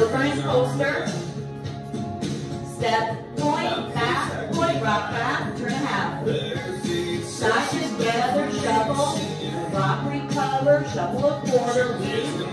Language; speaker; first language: English; native; English